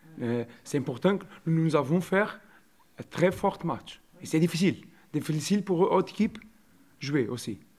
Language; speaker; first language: French; non-native, learner; Portuguese